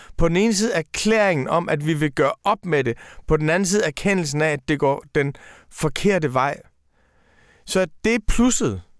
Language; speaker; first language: Danish; native; Danish